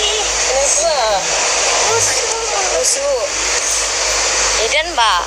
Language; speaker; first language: Indonesian; non-native, local second language; Malay